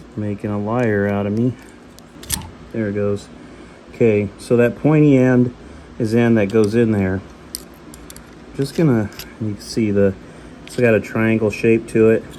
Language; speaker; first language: English; native; English